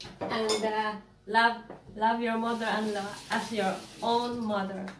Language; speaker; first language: English; non-native, local second language; Filipino